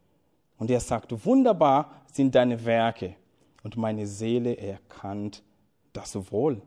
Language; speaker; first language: German; non-native, fluent; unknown